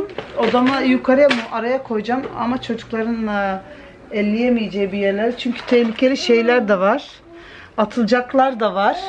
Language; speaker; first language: Turkish; early bilingual, other home language; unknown